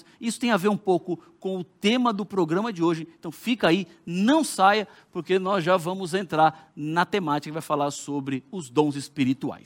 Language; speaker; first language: Portuguese; native; Portuguese